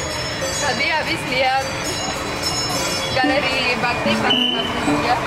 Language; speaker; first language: Indonesian; non-native, learner; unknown